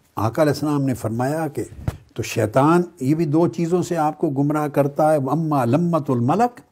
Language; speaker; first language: Urdu; native; Urdu